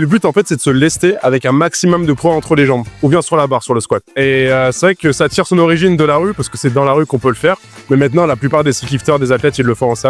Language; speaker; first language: French; native; French